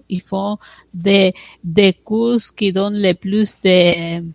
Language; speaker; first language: French; non-native, fluent; Spanish